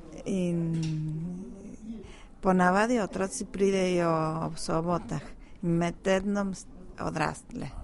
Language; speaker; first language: Slovenian; early bilingual, heritage; Spanish